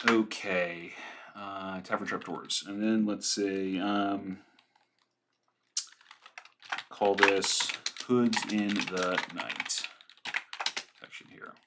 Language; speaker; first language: English; native; English